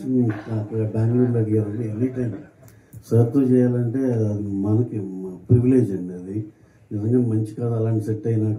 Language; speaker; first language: Telugu; native; Telugu